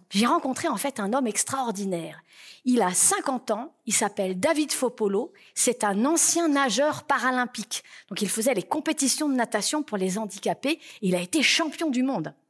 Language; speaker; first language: French; native; French